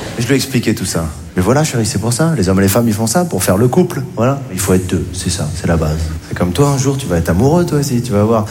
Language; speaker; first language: French; native; French